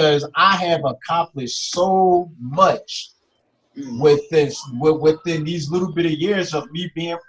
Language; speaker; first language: English; native; English